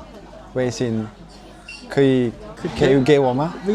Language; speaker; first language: Chinese; non-native, learner; Russian